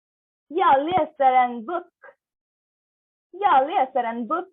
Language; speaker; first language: Swedish; non-native, learner; Bangla